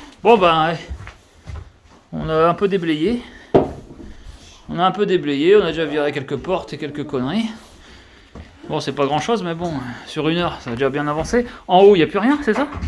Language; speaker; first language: French; native; French